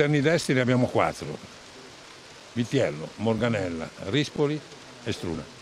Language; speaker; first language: Italian; native; Italian